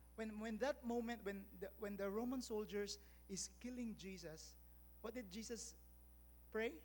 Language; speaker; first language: English; non-native, local second language; Filipino